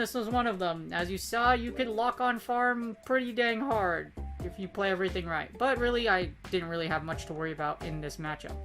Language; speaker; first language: English; native; English